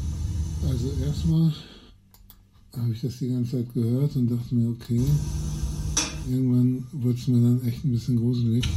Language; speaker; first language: German; native; German